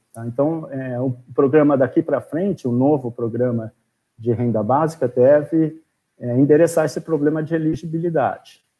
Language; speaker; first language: Portuguese; native; Portuguese